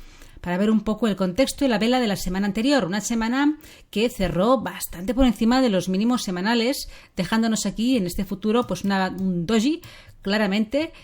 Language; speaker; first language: Spanish; native; Spanish